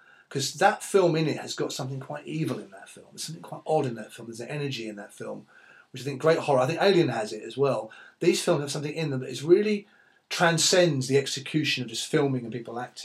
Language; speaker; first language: English; native; English